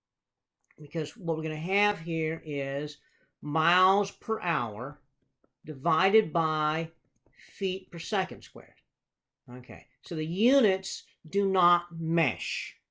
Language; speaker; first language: English; native; English